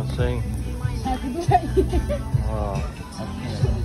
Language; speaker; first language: English; non-native, fluent; Russian